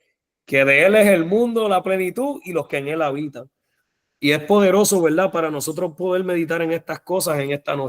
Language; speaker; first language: Spanish; native; Spanish